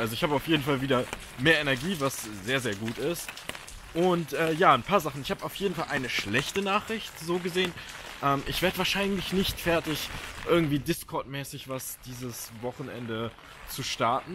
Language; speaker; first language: German; native; German